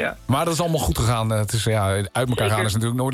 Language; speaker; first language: Dutch; native; Dutch